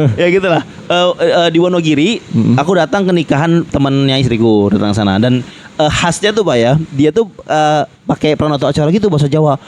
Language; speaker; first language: Indonesian; non-native, local second language; Malay